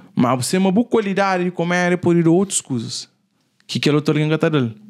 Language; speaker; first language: Portuguese; non-native, local second language; Kabuverdianu